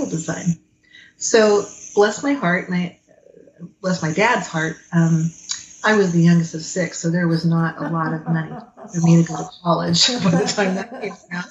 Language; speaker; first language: English; native; English